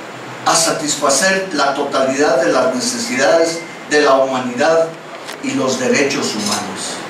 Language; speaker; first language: Spanish; native; Spanish